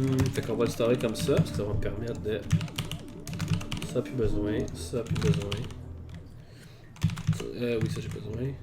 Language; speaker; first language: French; native; French